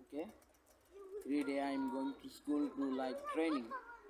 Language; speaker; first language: English; non-native, local second language; Punjabi